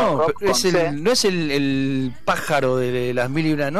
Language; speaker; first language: Spanish; native; Spanish